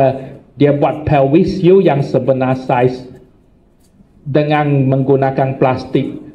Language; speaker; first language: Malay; non-native, local second language; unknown